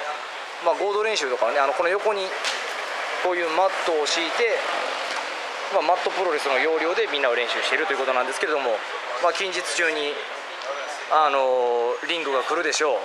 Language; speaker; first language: Japanese; native; Japanese